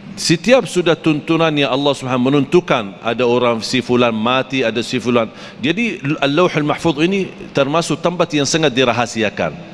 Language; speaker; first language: Malay; non-native, fluent; Arabic